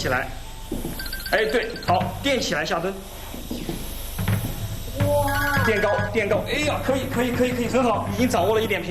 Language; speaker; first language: Chinese; native; Chinese